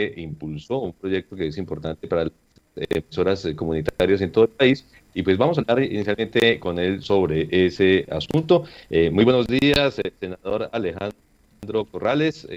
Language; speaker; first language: Spanish; native; Spanish